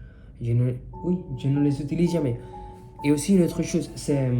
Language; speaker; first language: French; non-native, fluent; Spanish